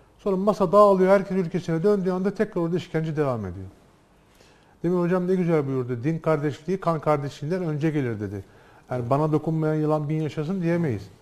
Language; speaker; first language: Turkish; native; Turkish